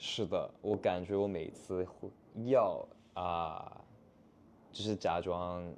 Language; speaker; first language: Chinese; non-native, fluent; English